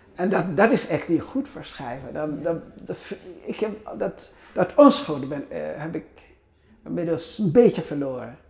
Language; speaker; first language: Dutch; non-native, fluent; Arabic